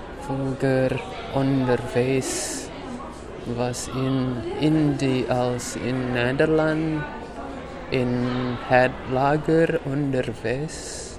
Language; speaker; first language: Dutch; non-native, learner; Indonesian